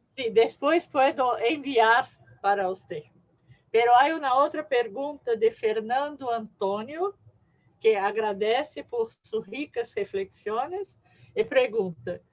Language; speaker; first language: Spanish; non-native, learner; Portuguese